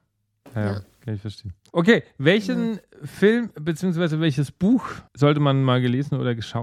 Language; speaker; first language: German; native; German